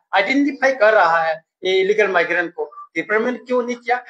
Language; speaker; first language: Hindi; non-native, local second language; Bangla